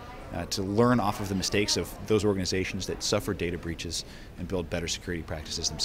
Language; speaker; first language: English; native; English